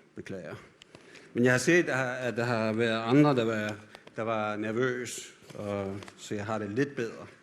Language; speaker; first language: Danish; early bilingual, heritage; English